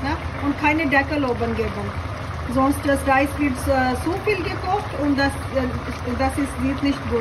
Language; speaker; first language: German; non-native, learner; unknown